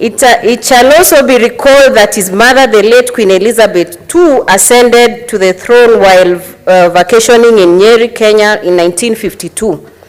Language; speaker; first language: English; non-native, local second language; Gusii